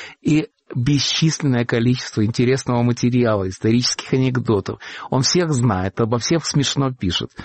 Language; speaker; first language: Russian; native; Russian